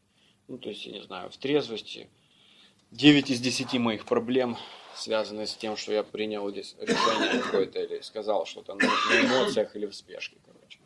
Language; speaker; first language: Russian; native; Russian